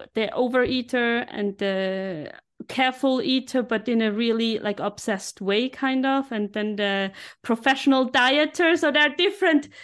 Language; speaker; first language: English; non-native, fluent; German